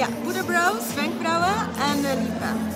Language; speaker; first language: Dutch; non-native, learner; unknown